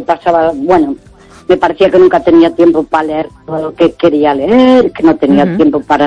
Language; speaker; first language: Spanish; native; Spanish